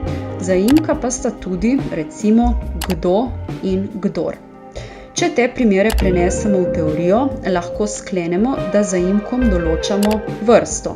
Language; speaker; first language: Slovenian; native; Slovenian